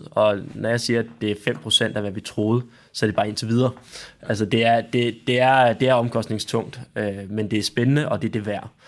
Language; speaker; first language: Danish; native; Danish